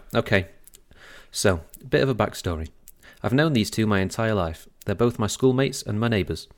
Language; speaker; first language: English; native; English